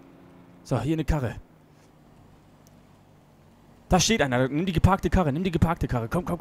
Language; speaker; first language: German; native; German